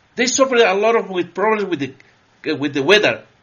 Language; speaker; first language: English; non-native, learner; Spanish